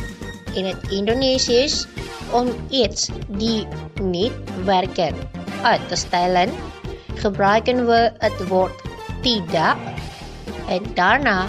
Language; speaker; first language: Dutch; non-native, learner; Indonesian